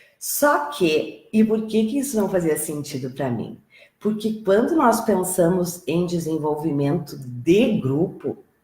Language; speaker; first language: Portuguese; native; Portuguese